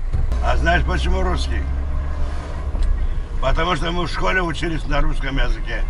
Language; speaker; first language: Russian; non-native, local second language; Romanian